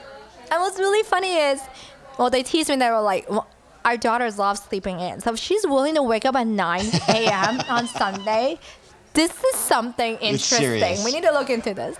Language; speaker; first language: English; early bilingual, other home language; Cantonese